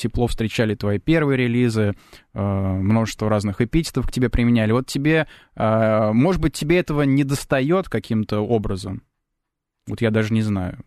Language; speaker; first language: Russian; native; Russian